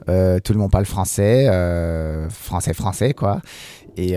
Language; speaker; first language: French; non-native, fluent; English